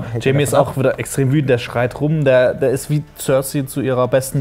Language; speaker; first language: German; native; German